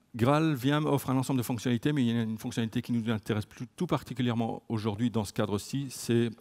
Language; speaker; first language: French; native; French